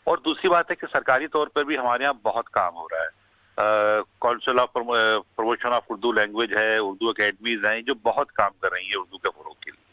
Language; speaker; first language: Urdu; non-native, local second language; Punjabi